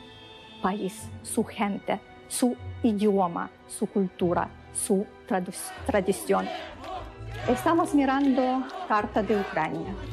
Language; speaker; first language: Spanish; non-native, learner; Ukrainian